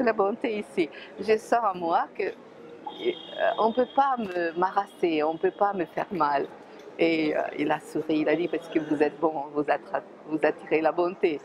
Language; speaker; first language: French; non-native, fluent; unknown